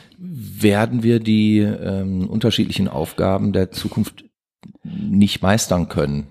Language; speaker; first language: German; native; German